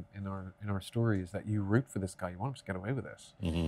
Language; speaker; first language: English; native; English